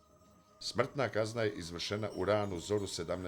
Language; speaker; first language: Bosnian; native; Bosnian